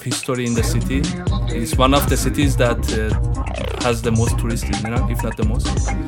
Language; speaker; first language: English; non-native, fluent; Persian